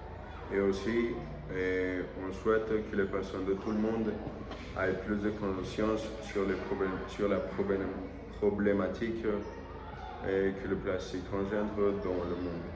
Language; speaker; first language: French; non-native, learner; Spanish